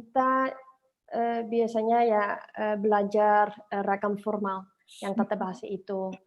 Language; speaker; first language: Indonesian; non-native, learner; Dutch